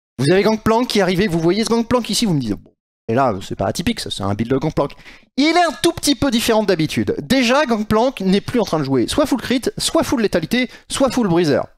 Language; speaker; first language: French; native; French